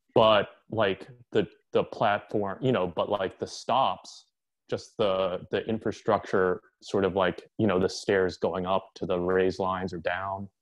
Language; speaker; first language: English; native; English